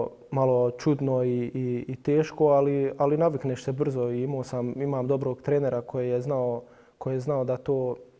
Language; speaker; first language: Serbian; early bilingual, heritage; Bosnian